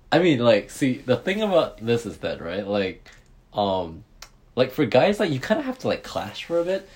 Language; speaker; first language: English; early bilingual, other home language; Japanese